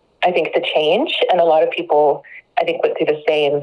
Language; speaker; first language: English; native; English